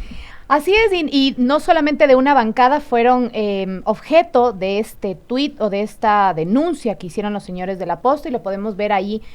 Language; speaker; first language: Spanish; native; Spanish